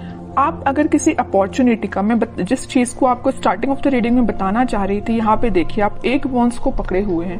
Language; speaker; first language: Hindi; native; Hindi